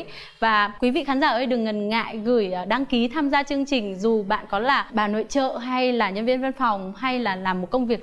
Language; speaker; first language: Vietnamese; native; Vietnamese